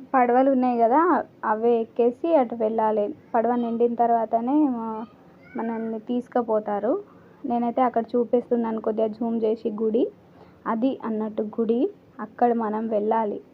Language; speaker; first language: Telugu; non-native, local second language; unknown